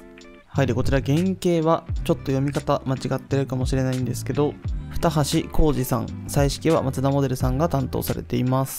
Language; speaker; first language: Japanese; native; Japanese